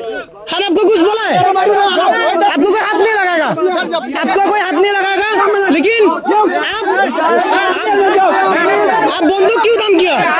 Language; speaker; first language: Hindi; non-native, learner; Bangla